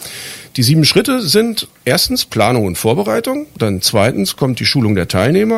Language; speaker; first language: German; native; German